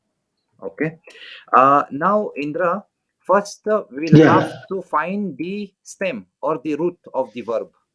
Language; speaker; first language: English; non-native, local second language; French